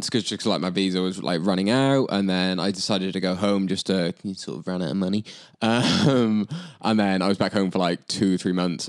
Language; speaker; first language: English; native; English